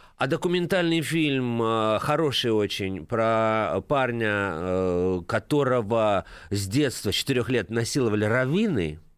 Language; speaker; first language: Russian; native; Russian